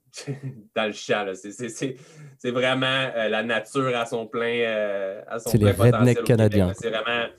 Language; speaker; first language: French; native; French